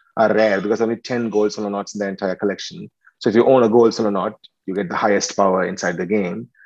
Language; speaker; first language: English; non-native, local second language; Tamil